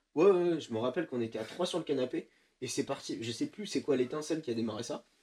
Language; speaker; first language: French; native; French